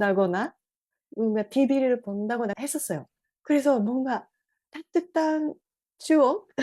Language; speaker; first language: Korean; non-native, fluent; Japanese